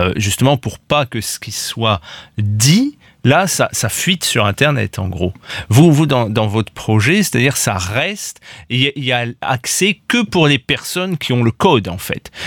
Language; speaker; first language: French; native; French